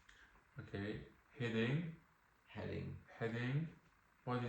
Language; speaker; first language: English; non-native, learner; French